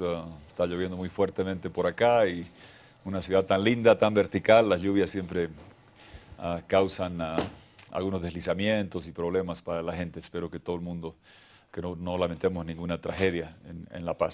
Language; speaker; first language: Spanish; native; Spanish